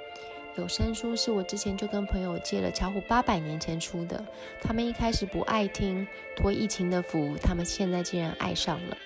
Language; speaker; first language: Chinese; native; Chinese